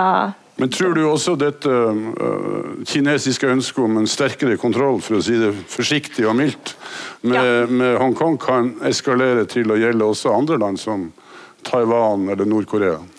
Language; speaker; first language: Norwegian; native; Norwegian